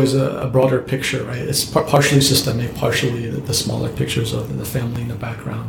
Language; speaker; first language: English; native; English